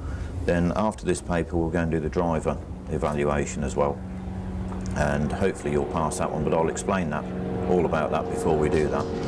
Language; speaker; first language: English; native; English